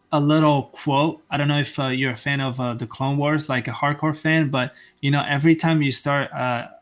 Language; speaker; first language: English; non-native, fluent; Italian